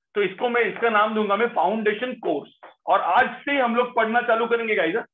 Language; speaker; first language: Hindi; non-native, local second language; Marathi